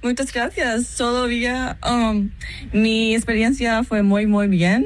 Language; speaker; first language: Spanish; non-native, fluent; English